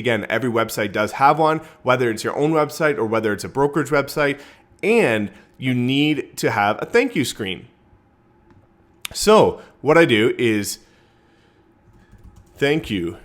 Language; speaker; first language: English; native; English